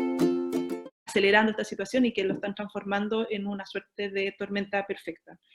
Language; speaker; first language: Spanish; native; Spanish